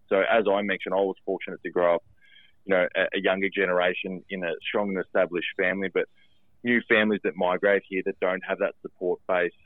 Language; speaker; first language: English; early bilingual, other home language; Albanian